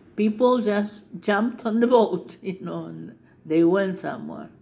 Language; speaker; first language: English; non-native, fluent; Spanish